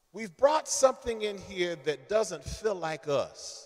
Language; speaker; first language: English; native; English